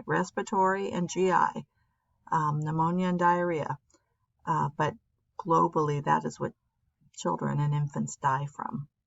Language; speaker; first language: English; native; English